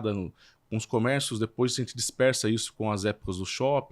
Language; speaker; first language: Portuguese; native; Portuguese